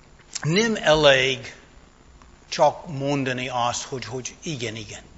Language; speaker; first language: Hungarian; non-native, fluent; English